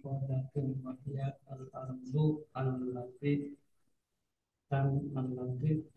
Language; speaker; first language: Arabic; non-native, learner; Indonesian